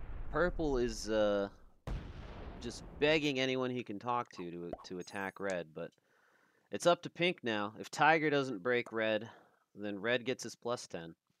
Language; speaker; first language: English; native; English